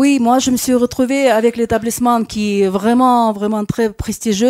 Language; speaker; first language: French; non-native, fluent; Russian